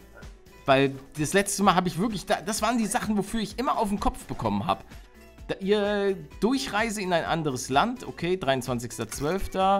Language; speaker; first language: German; native; German